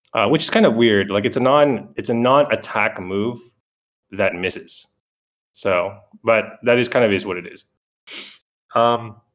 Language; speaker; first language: English; native; English